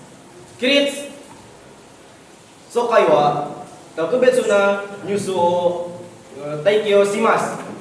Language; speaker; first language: Japanese; non-native, learner; Indonesian